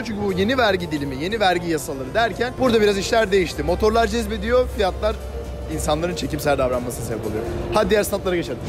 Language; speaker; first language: Turkish; native; Turkish